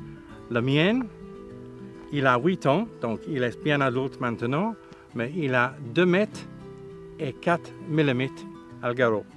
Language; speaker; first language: French; non-native, learner; English